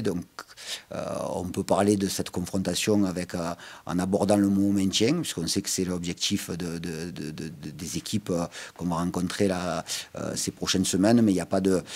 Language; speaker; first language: French; native; French